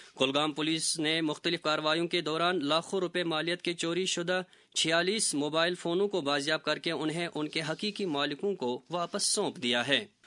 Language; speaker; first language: Urdu; non-native, local second language; Kashmiri